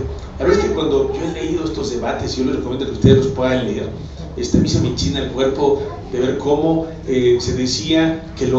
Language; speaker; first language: Spanish; native; Spanish